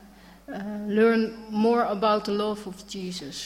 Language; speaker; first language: English; non-native, learner; Dutch